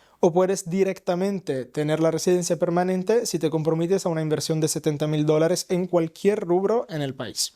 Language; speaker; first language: Spanish; non-native, fluent; Italian